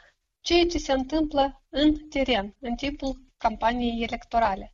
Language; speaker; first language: Romanian; native; Romanian